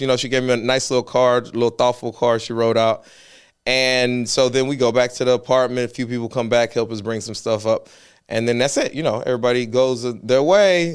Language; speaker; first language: English; early bilingual, other home language; Spanish